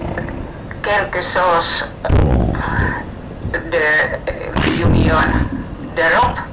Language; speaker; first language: French; non-native, learner; Finnish